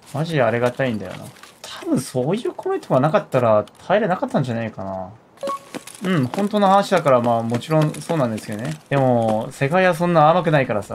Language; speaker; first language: Japanese; non-native, fluent; Korean